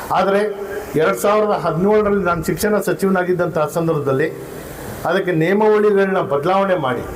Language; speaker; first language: Kannada; non-native, local second language; Urdu